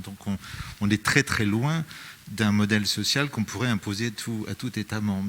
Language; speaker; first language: French; native; French